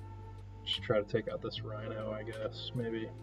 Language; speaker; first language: English; native; English